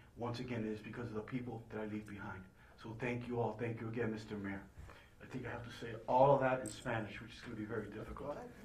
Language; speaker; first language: English; early bilingual, other home language; Spanish